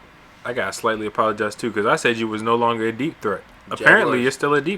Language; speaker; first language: English; native; English